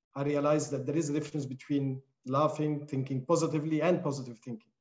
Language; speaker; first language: English; non-native, fluent; Arabic